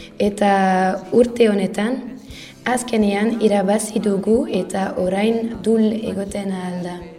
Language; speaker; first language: Basque; non-native, learner; Dutch